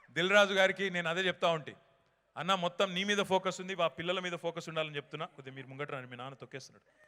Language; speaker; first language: Telugu; native; Telugu